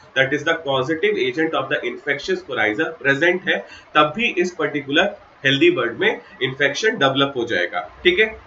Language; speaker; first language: Hindi; native; Hindi